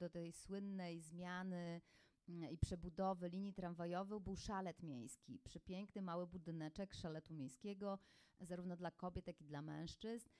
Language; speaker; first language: Polish; native; Polish